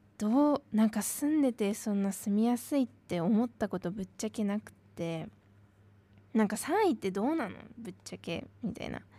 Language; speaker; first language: Japanese; native; Japanese